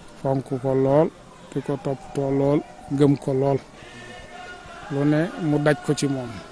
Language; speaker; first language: Wolof; native; Wolof